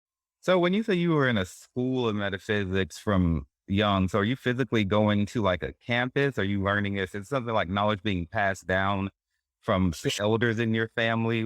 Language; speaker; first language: English; native; English